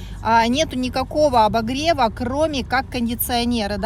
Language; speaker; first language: Russian; native; Russian